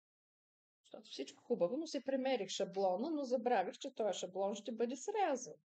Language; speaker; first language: Bulgarian; native; Bulgarian